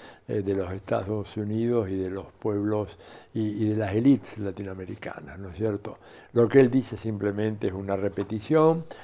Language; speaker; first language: Spanish; native; Spanish